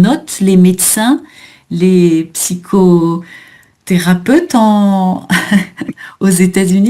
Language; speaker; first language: French; native; French